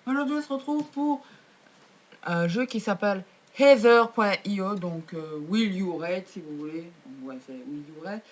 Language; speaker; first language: French; native; French